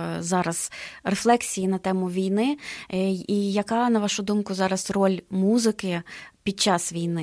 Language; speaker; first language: Ukrainian; native; Ukrainian